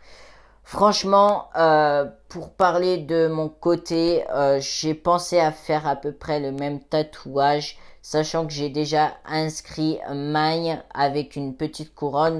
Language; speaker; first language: French; native; French